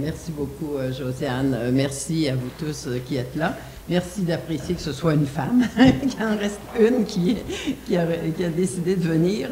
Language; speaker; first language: French; native; French